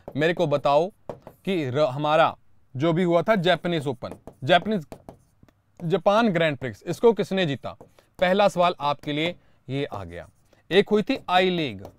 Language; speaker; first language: Hindi; non-native, local second language; Punjabi